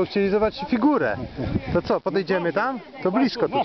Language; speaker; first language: Polish; native; Polish